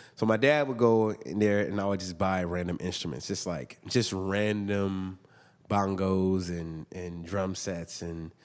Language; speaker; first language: English; native; English